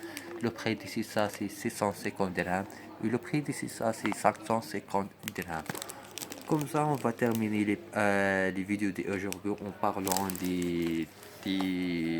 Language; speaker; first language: French; non-native, learner; Arabic